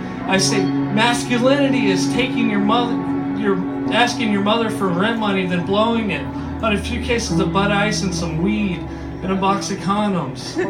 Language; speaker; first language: English; native; English